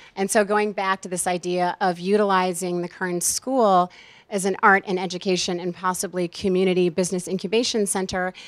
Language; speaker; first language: English; native; English